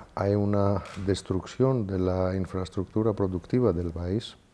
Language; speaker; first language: Spanish; non-native, fluent; Greek